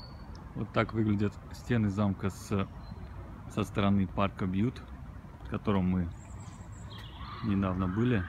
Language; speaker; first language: Russian; native; Russian